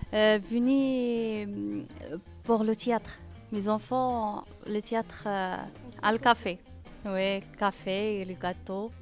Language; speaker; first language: French; non-native, learner; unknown